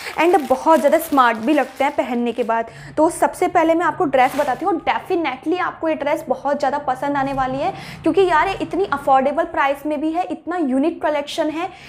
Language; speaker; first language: Hindi; native; Hindi